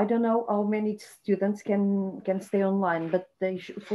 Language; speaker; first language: English; non-native, fluent; Portuguese